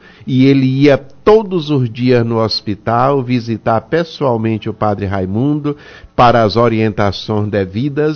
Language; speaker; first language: Portuguese; native; Portuguese